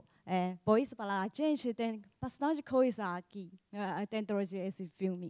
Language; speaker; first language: Portuguese; non-native, learner; Chinese